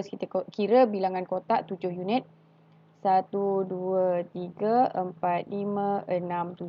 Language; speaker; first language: Malay; native; Malay